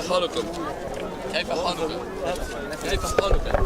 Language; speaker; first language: Arabic; non-native, learner; Persian